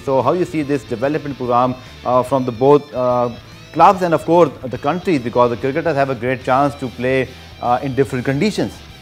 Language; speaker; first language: English; non-native, local second language; Urdu